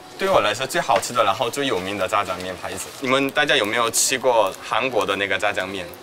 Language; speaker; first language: Chinese; non-native, fluent; Korean